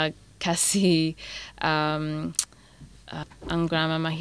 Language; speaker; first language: Filipino; non-native, learner; English